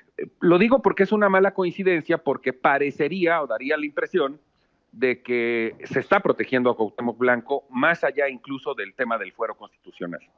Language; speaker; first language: Spanish; native; Spanish